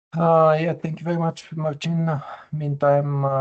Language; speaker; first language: English; non-native, fluent; Bulgarian